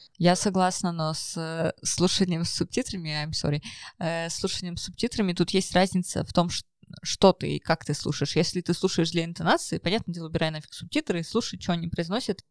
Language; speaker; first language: Russian; native; Russian